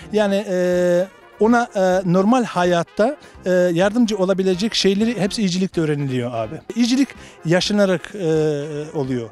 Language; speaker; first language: Turkish; non-native, fluent; Bosnian